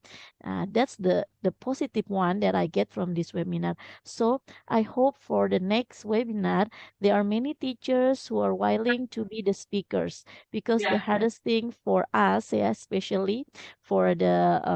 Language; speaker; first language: English; non-native, fluent; Indonesian